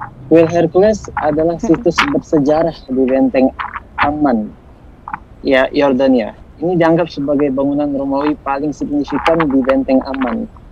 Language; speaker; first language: Indonesian; non-native, fluent; Malay